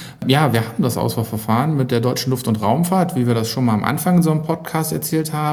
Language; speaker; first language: German; native; German